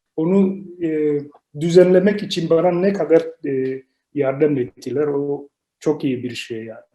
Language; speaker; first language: Turkish; non-native, learner; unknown